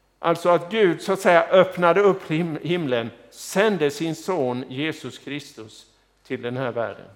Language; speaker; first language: Swedish; native; Swedish